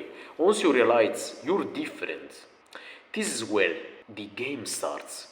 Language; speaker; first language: English; non-native, fluent; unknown